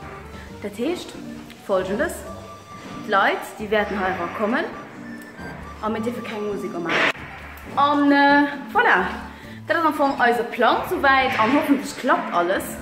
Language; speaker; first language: German; non-native, learner; Luxembourgish